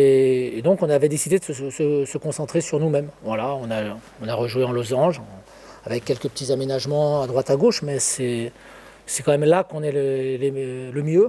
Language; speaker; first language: French; native; French